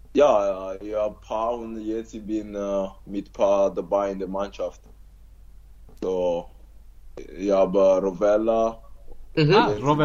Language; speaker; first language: German; non-native, learner; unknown